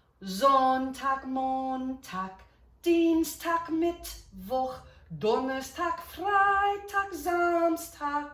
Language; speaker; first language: German; non-native, fluent; English